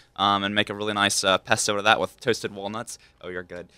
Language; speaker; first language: English; native; English